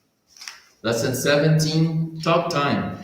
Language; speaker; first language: English; non-native, fluent; Portuguese